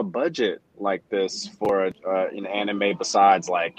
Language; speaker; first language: English; native; English